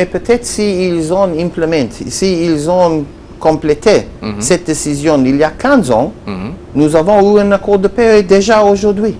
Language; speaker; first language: French; non-native, learner; Hebrew